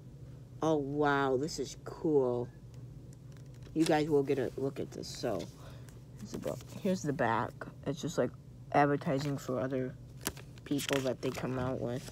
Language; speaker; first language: English; native; English